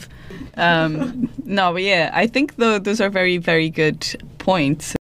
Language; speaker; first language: English; non-native, fluent; Portuguese